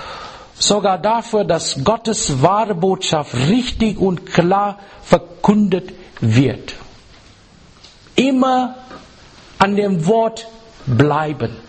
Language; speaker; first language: German; non-native, fluent; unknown